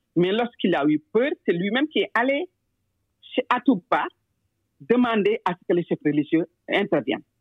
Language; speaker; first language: French; non-native, local second language; Wolof